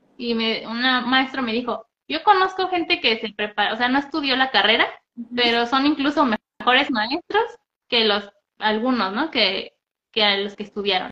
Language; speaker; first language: Spanish; native; Spanish